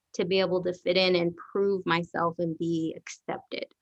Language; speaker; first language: English; native; English